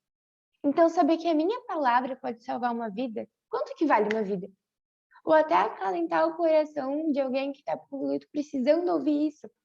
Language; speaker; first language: Portuguese; native; Portuguese